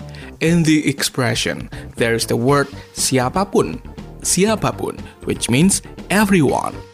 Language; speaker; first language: English; non-native, local second language; Indonesian